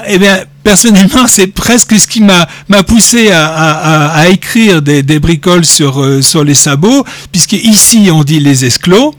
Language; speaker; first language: French; native; French